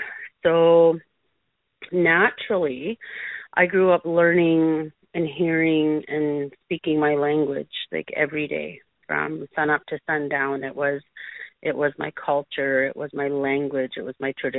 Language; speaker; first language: English; native; English